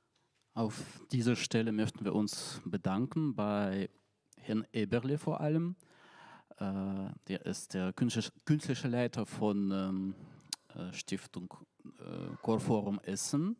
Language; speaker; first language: German; non-native, fluent; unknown